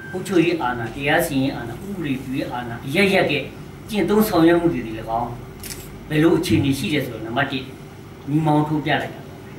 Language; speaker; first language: Burmese; non-native, local second language; S'gaw Karen